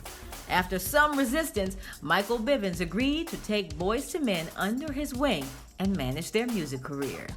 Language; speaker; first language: English; native; English